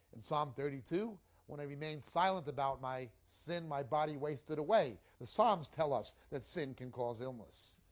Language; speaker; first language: English; native; English